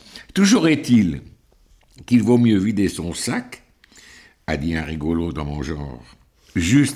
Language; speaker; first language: French; native; French